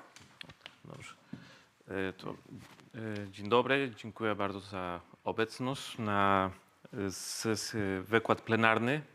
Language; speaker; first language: Polish; non-native, fluent; Spanish